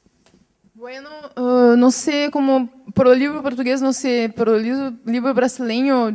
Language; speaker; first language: Spanish; non-native, fluent; Portuguese